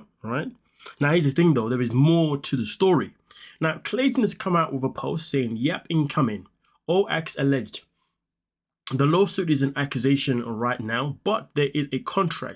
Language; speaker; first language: English; native; English